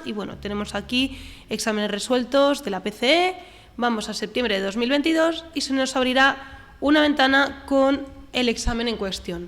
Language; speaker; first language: Spanish; native; Spanish